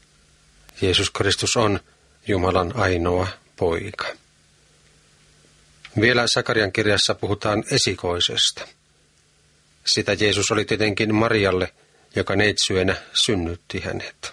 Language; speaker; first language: Finnish; native; Finnish